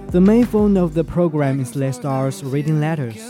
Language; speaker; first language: English; non-native, fluent; Chinese